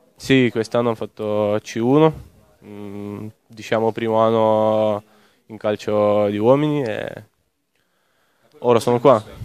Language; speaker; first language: Italian; non-native, learner; Lithuanian